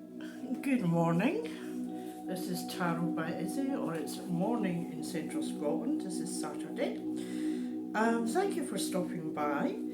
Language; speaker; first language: English; native; English